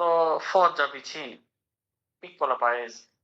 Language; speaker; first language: Italian; non-native, learner; Bangla